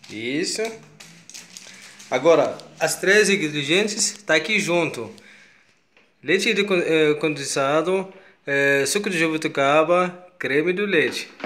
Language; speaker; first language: Portuguese; non-native, learner; Arabic